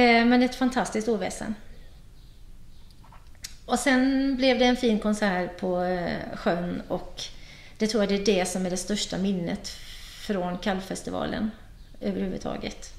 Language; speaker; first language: Swedish; native; Swedish